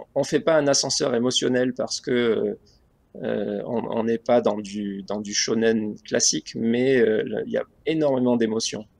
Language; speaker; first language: French; native; French